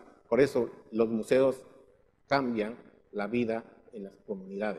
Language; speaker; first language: Spanish; native; Spanish